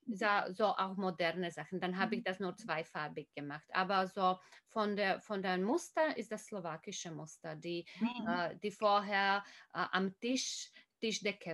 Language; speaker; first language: German; non-native, fluent; Slovak